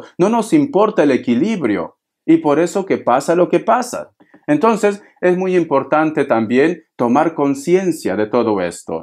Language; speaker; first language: Spanish; native; Spanish